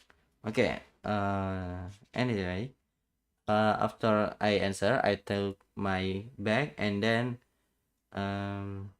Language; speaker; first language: English; non-native, learner; Indonesian